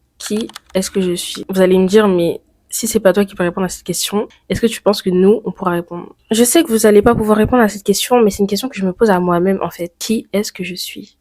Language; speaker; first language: French; native; French